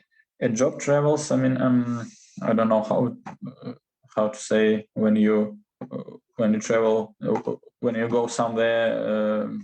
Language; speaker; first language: English; non-native, learner; Russian